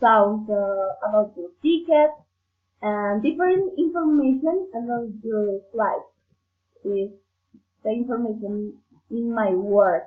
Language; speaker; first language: English; non-native, learner; Spanish